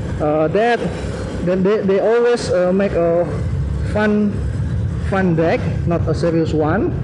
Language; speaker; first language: English; non-native, learner; Indonesian